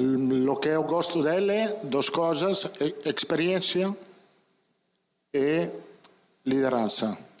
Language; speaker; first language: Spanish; non-native, fluent; Italian